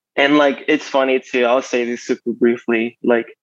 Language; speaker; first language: English; non-native, fluent; Spanish